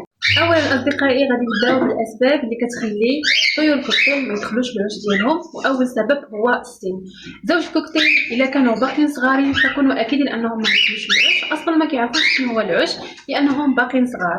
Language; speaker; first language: Arabic; native; Arabic